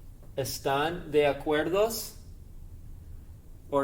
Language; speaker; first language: Spanish; non-native, fluent; English